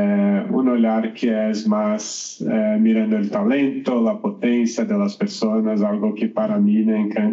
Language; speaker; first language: Spanish; non-native, learner; Portuguese